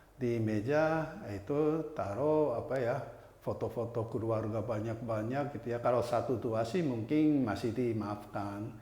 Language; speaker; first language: Indonesian; non-native, fluent; Japanese